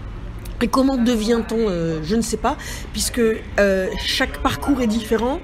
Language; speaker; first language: French; native; French